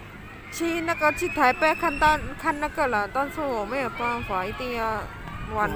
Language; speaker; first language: Chinese; non-native, learner; Javanese